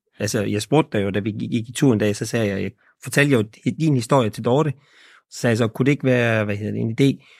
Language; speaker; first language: Danish; early bilingual, other home language; Persian